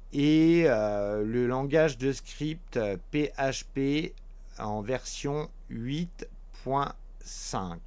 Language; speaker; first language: French; native; French